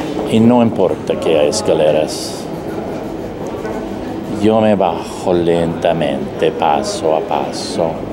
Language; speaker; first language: Spanish; non-native, fluent; English